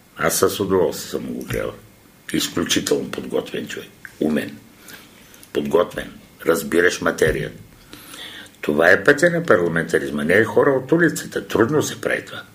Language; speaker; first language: Bulgarian; non-native, local second language; Turkish